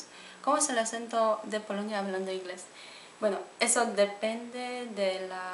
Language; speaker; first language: Spanish; non-native, fluent; Polish